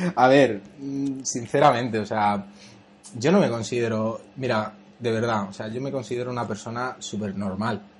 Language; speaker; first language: Spanish; native; Spanish